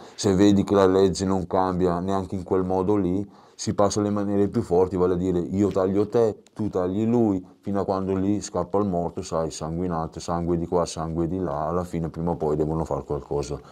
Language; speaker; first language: Italian; native; Italian